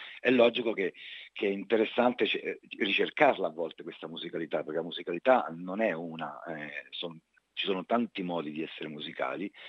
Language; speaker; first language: Italian; native; Italian